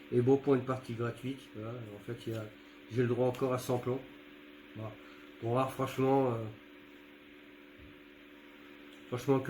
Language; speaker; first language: French; native; French